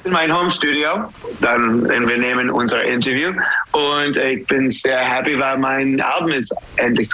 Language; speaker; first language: German; non-native, learner; English